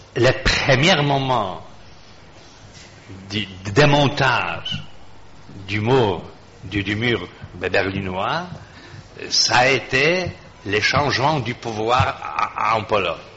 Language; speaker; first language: French; non-native, fluent; Polish